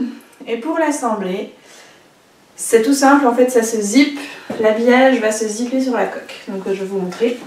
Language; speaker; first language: French; native; French